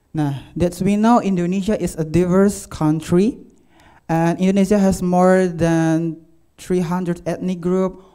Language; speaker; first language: English; non-native, learner; Indonesian